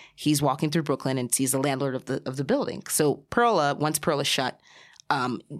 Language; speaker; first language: English; early bilingual, other home language; Spanish